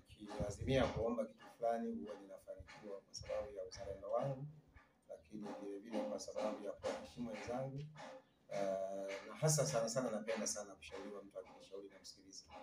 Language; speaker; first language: Swahili; non-native, local second language; Sukuma